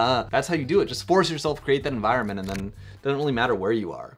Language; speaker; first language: English; early bilingual, other home language; Spanish